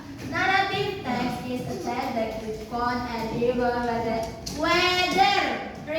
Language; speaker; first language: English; non-native, learner; Indonesian